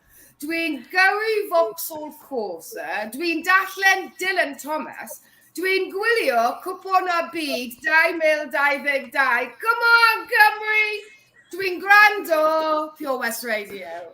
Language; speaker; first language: Welsh; non-native, learner; English